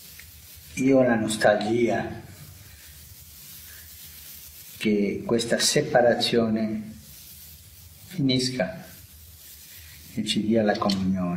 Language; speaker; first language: Italian; non-native, fluent; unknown